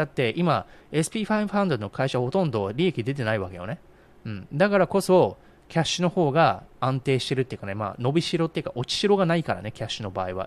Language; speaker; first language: Japanese; native; Japanese